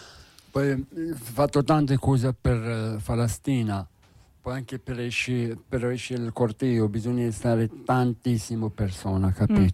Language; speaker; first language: Italian; non-native, learner; Arabic